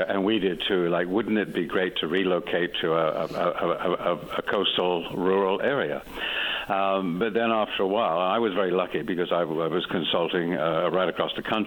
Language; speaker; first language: English; native; English